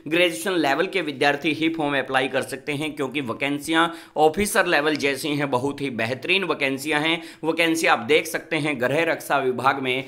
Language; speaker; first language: Hindi; native; Hindi